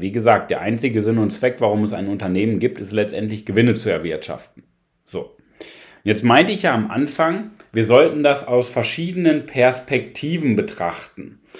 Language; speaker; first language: German; native; German